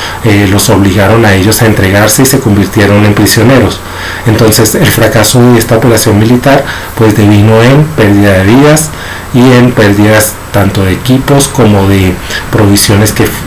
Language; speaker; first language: Spanish; native; Spanish